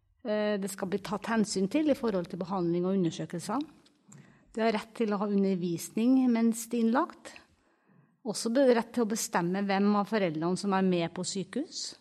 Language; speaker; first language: Norwegian; native; Norwegian